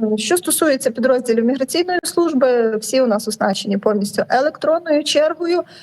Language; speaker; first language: Ukrainian; native; Ukrainian